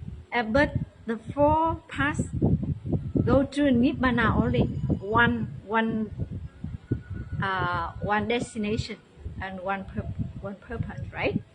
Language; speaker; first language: English; non-native, learner; Vietnamese